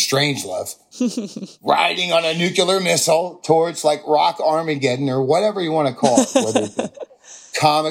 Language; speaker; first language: English; native; English